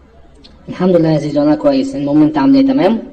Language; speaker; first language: Arabic; native; Arabic